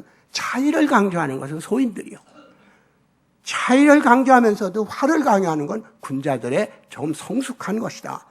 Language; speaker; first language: Korean; native; Korean